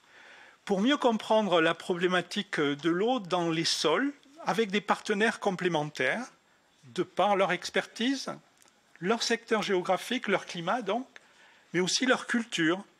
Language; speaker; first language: French; native; French